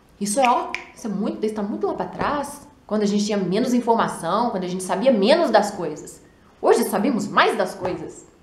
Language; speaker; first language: Portuguese; native; Portuguese